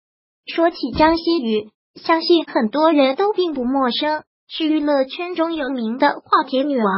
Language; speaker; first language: Chinese; native; Chinese